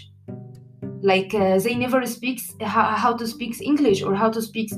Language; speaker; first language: English; non-native, learner; Arabic